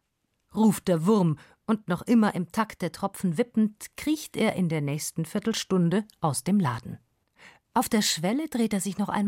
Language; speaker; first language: German; native; German